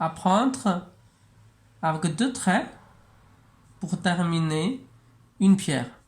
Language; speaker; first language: French; non-native, learner; Chinese